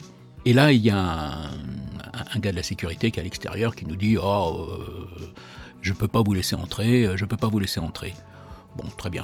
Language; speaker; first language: French; native; French